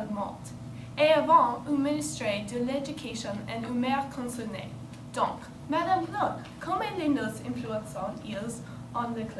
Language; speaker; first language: French; non-native, learner; English